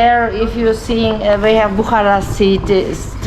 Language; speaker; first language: English; non-native, learner; Uzbek